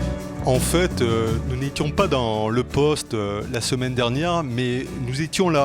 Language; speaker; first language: French; native; French